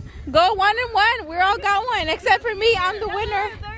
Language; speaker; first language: English; early bilingual, other home language; Spanish